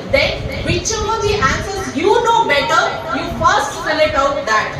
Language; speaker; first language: English; non-native, local second language; Kannada